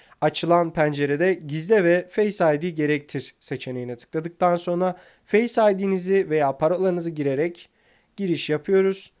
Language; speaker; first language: Turkish; native; Turkish